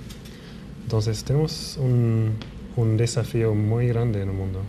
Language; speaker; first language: Spanish; non-native, fluent; English